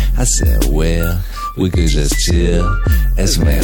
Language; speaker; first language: Spanish; non-native, fluent; English